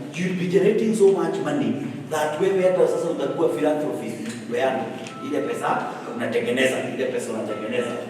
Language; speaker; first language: English; non-native, local second language; Swahili